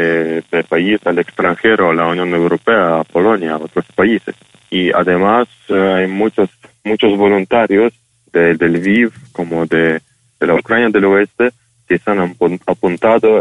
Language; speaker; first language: Spanish; non-native, fluent; Ukrainian